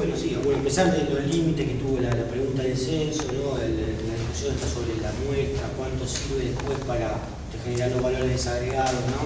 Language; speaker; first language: Spanish; native; Spanish